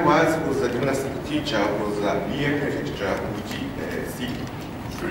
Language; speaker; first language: English; non-native, learner; Japanese